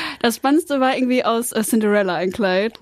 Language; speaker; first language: German; native; German